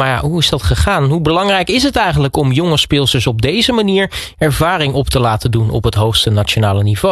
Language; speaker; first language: Dutch; native; Dutch